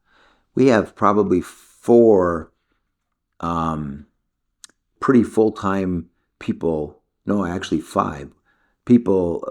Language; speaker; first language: English; native; English